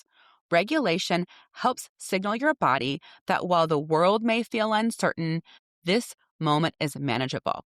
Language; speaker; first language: English; native; English